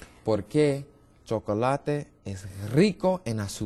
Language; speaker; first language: Spanish; non-native, learner; English